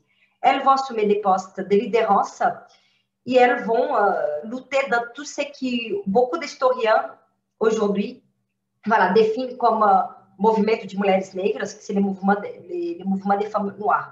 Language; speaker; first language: French; non-native, fluent; Portuguese